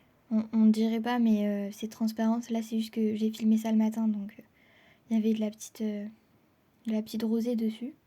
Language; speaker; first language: French; native; French